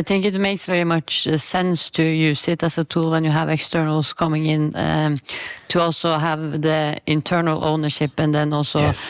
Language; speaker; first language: English; non-native, fluent; Norwegian